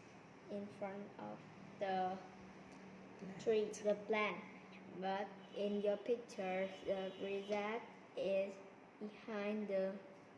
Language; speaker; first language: English; non-native, learner; Vietnamese